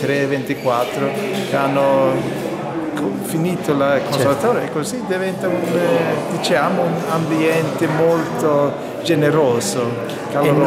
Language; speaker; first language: Italian; non-native, fluent; Swedish